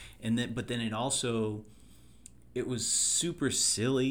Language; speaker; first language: English; native; English